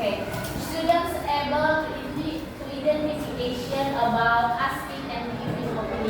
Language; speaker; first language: English; non-native, learner; Indonesian